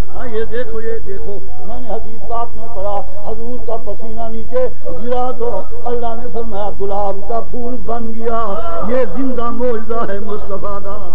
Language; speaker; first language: Urdu; non-native, local second language; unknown